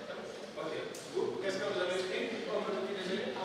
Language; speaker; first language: French; non-native, fluent; Indonesian